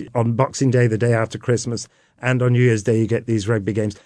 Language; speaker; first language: English; native; English